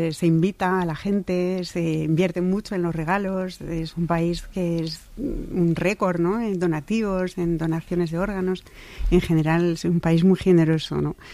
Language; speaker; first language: Spanish; non-native, fluent; French